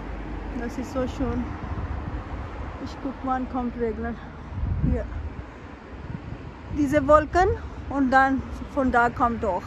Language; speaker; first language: German; non-native, learner; Urdu